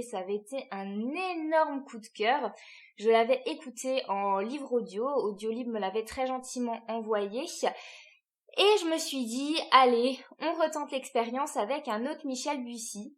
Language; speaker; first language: French; native; French